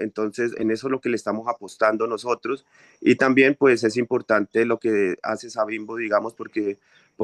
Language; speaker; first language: Spanish; native; Spanish